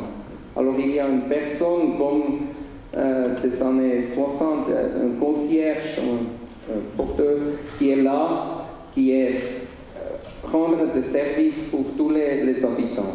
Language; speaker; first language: French; non-native, local second language; Swiss German